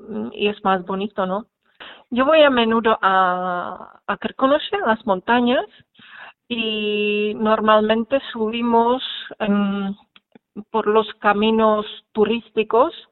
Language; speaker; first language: Spanish; non-native, fluent; Czech